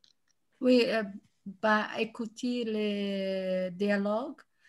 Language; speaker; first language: French; non-native, learner; Chinese